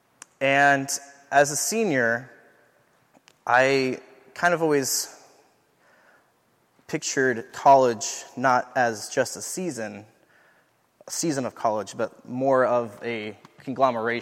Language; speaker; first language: English; native; English